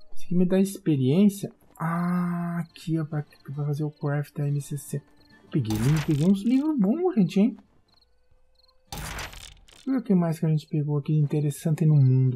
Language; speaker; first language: Portuguese; native; Portuguese